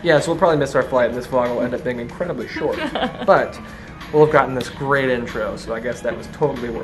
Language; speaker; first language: English; native; English